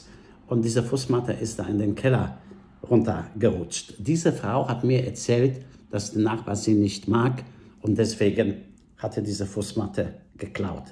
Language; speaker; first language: German; non-native, fluent; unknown